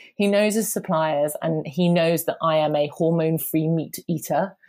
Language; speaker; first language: English; native; English